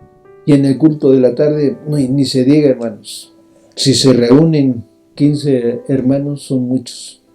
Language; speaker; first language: Spanish; native; Spanish